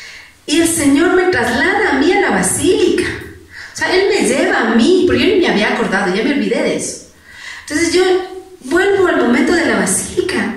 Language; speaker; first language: Spanish; native; Spanish